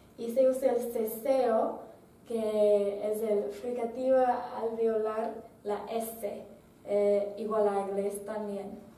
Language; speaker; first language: Spanish; non-native, fluent; English